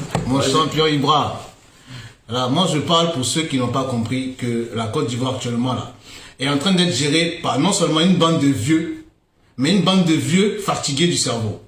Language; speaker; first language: French; native; French